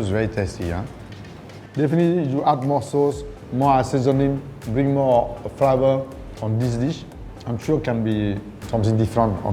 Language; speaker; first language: English; non-native, fluent; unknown